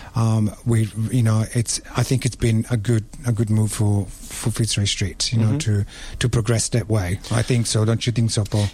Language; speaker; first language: English; non-native, fluent; Italian